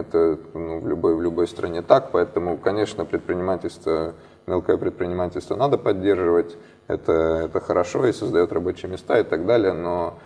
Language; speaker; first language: Russian; native; Russian